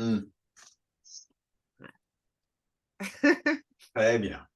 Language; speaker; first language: French; non-native, fluent; English